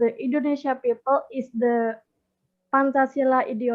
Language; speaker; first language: English; non-native, learner; Indonesian